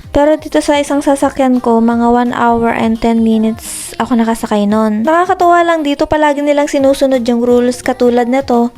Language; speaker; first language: Filipino; native; Filipino